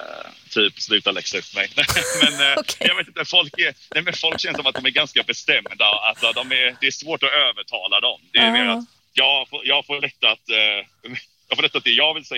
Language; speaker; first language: Swedish; native; Swedish